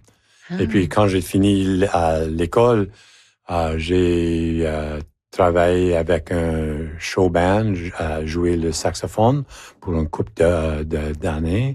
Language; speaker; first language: French; non-native, local second language; English